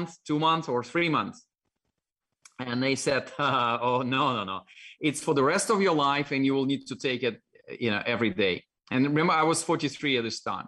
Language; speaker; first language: English; non-native, fluent; Russian